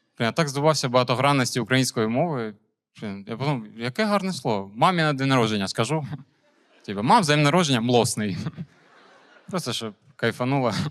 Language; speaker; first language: Ukrainian; non-native, local second language; Russian